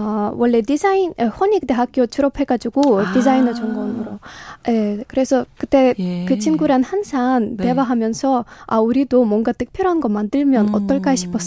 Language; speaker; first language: Korean; non-native, learner; Ukrainian